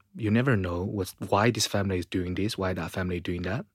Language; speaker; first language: English; non-native, fluent; Chinese